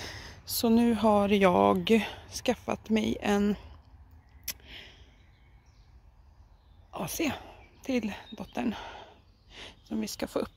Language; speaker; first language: Swedish; native; Swedish